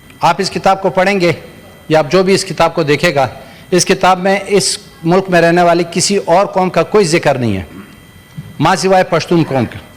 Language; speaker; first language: Urdu; non-native, local second language; Pashto